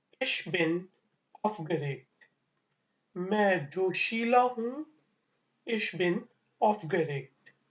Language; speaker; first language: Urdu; native; Urdu